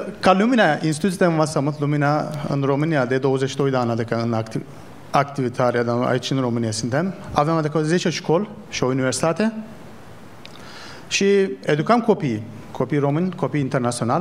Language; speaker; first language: Romanian; non-native, learner; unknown